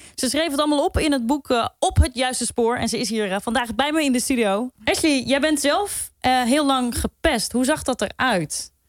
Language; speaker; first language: Dutch; native; Dutch